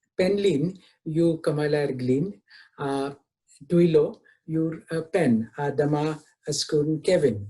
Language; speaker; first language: Welsh; non-native, fluent; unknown